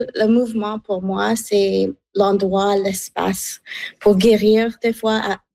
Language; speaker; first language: French; non-native, local second language; English